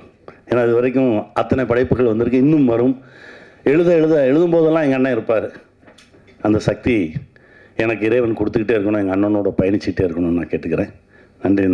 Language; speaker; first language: Tamil; native; Tamil